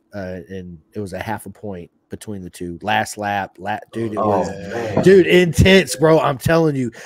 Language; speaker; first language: English; native; English